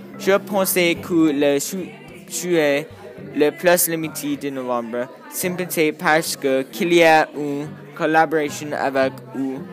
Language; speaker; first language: French; non-native, learner; English